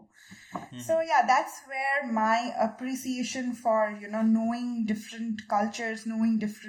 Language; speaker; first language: English; non-native, local second language; Bangla